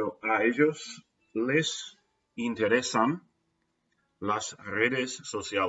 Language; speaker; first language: Spanish; non-native, fluent; English